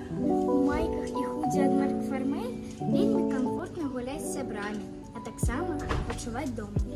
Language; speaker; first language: Belarusian; non-native, local second language; Russian